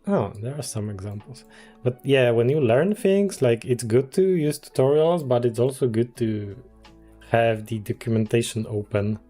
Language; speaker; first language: English; non-native, fluent; Polish